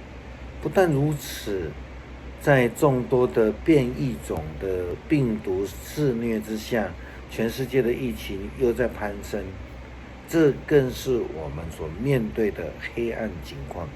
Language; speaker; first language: Chinese; native; Chinese